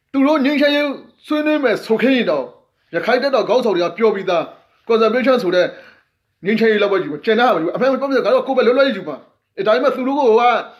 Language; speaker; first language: Burmese; non-native, local second language; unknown